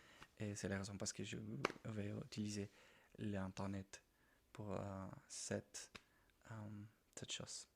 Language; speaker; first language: French; non-native, learner; Spanish